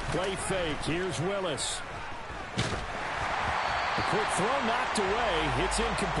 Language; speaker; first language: English; native; English